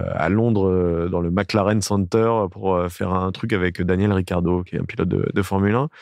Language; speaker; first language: French; native; French